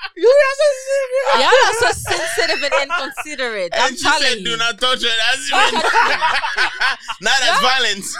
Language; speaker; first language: English; non-native, fluent; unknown